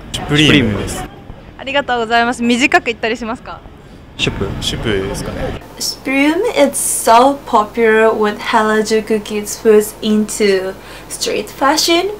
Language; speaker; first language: English; non-native, fluent; Japanese